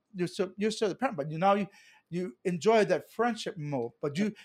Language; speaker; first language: English; native; English